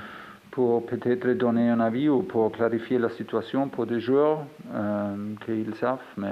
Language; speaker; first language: French; non-native, fluent; German